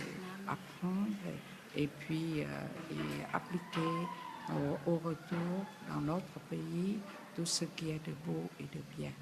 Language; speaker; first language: French; non-native, fluent; Vietnamese